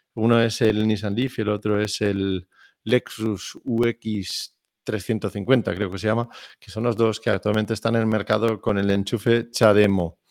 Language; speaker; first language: Spanish; non-native, fluent; Danish